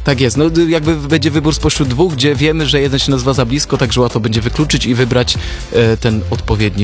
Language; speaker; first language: Polish; native; Polish